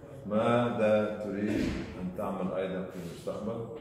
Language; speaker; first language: Arabic; native; Arabic